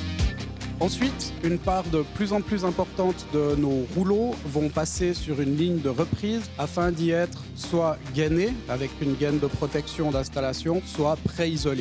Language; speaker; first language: French; native; French